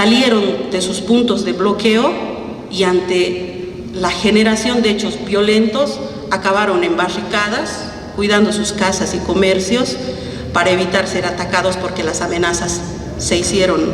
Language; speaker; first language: Spanish; native; Spanish